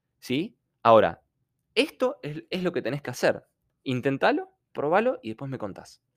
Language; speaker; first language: Spanish; non-native, fluent; Ukrainian